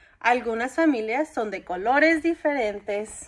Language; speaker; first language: Spanish; early bilingual, heritage; Spanish